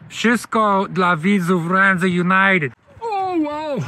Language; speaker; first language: Polish; non-native, fluent; English